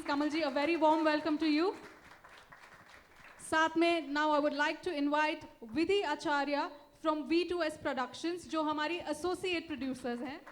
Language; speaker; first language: Hindi; native; Hindi